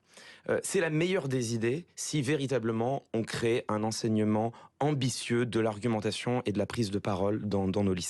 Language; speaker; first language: French; native; French